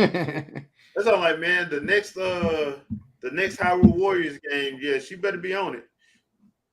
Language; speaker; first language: English; native; English